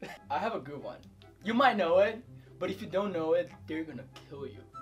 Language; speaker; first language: English; non-native, fluent; Portuguese